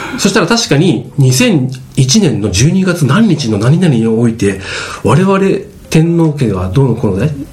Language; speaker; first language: Japanese; native; Japanese